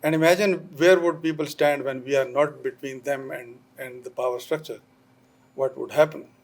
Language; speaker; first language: English; non-native, local second language; Urdu